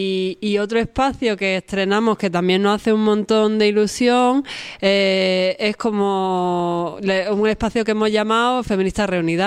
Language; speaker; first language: Spanish; native; Spanish